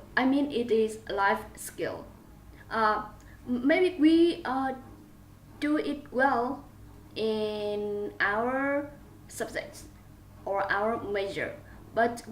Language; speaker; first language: English; non-native, learner; Vietnamese